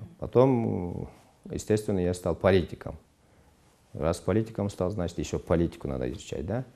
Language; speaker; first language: Russian; non-native, local second language; Kyrgyz